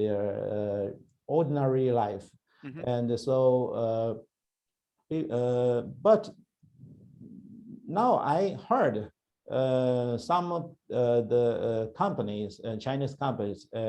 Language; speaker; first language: English; non-native, learner; Chinese